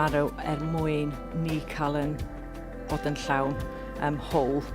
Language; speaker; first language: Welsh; non-native, local second language; English